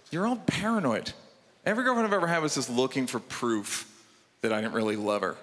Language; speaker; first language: English; native; English